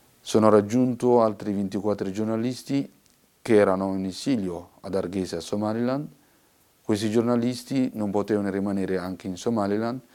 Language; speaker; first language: Italian; non-native, fluent; Somali